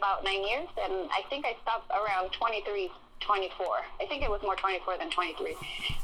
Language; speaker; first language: English; early bilingual, other home language; Spanish